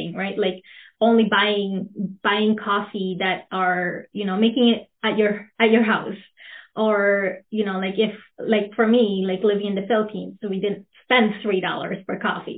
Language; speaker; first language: English; non-native, local second language; Filipino